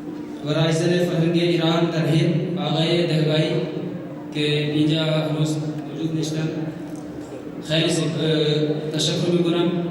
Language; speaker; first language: Persian; non-native, learner; Hindi